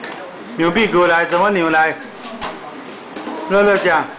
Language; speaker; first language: Chinese; native; Chinese